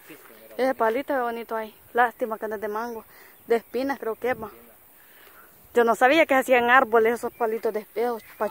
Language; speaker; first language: Spanish; native; Spanish